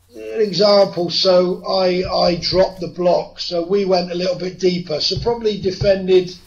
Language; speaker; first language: English; native; English